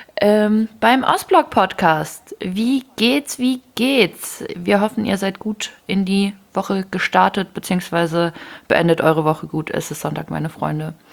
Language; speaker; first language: German; early bilingual, other home language; Ukrainian